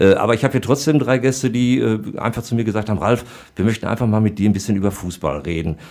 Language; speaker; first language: German; native; German